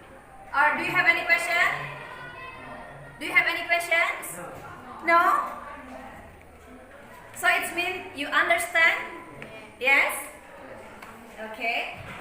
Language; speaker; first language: English; non-native, learner; Indonesian